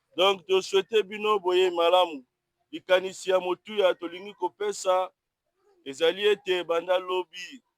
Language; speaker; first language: Lingala; native; Lingala